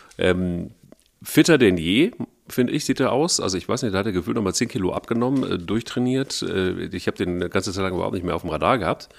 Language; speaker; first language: German; native; German